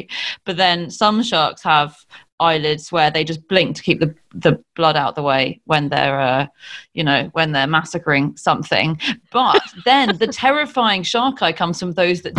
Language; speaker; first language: English; native; English